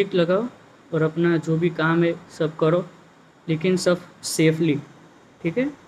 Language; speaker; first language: Hindi; non-native, local second language; Gujarati